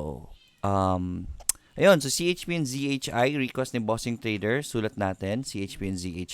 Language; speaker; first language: Filipino; native; Filipino